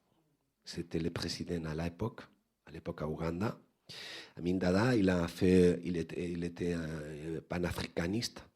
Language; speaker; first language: French; non-native, fluent; Spanish